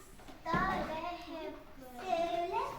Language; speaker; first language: Estonian; non-native, local second language; Russian